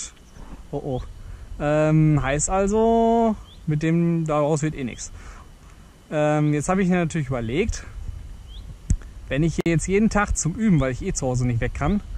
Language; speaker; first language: German; native; German